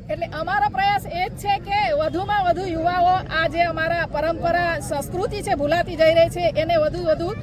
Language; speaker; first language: Gujarati; non-native, local second language; Gamit